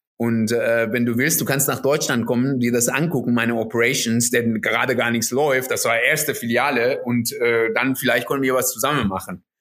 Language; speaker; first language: German; non-native, fluent; Persian